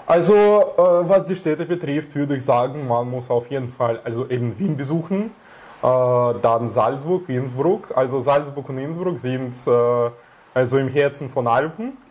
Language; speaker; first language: German; non-native, fluent; Russian